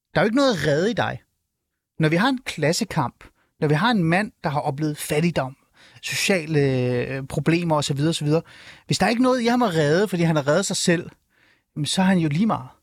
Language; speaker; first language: Danish; early bilingual, other home language; Persian